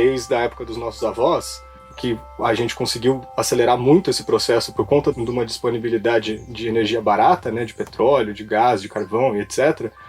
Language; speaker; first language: Portuguese; native; Portuguese